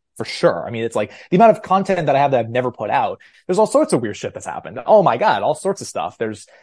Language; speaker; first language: English; native; English